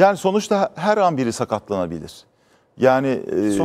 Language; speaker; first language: Turkish; native; Turkish